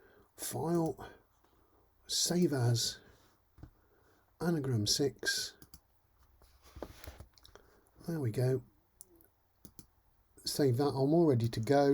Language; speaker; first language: English; native; English